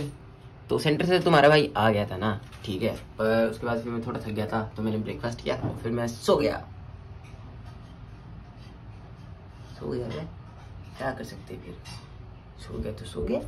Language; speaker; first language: Hindi; native; Hindi